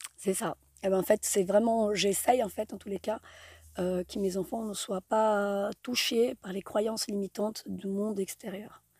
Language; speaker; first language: French; non-native, fluent; Portuguese